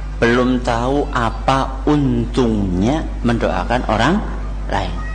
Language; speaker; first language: Malay; non-native, local second language; Javanese